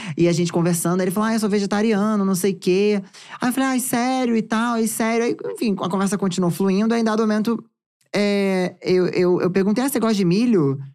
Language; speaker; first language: Portuguese; native; Portuguese